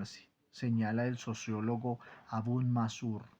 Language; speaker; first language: Spanish; native; Spanish